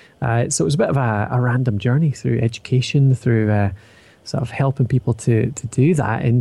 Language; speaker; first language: English; native; English